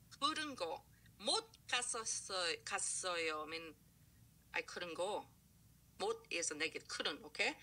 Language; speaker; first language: English; non-native, fluent; Korean